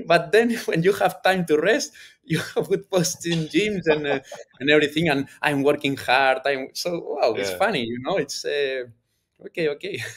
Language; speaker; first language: English; non-native, learner; Spanish